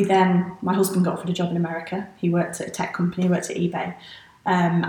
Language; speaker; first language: English; native; English